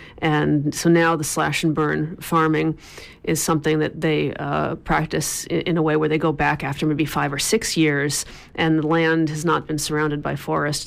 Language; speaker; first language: English; native; English